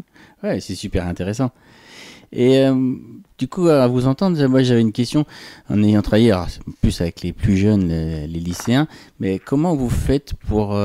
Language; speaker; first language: French; native; French